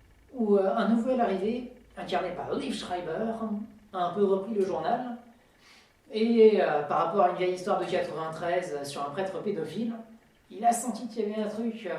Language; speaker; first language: French; native; French